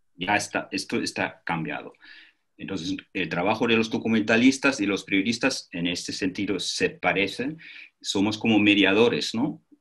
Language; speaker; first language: Spanish; non-native, fluent; German